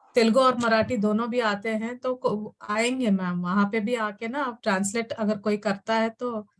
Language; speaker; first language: Hindi; non-native, local second language; Telugu